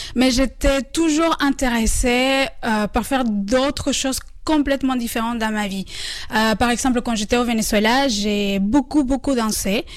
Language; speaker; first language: French; non-native, fluent; Spanish